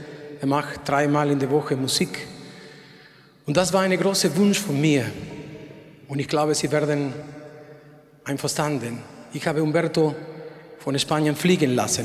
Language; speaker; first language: German; non-native, learner; Spanish